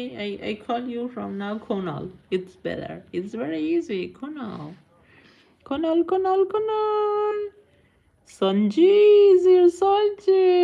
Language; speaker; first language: English; non-native, learner; Persian